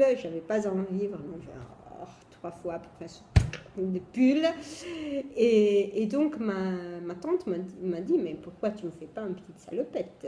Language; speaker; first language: French; non-native, fluent; Italian